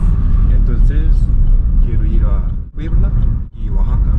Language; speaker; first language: Spanish; non-native, learner; Korean